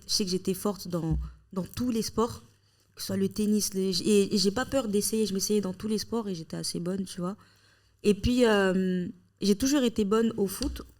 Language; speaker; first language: French; native; French